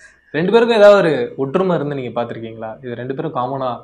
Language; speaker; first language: Tamil; native; Tamil